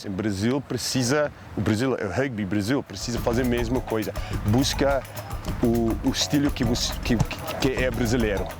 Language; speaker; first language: Portuguese; non-native, learner; English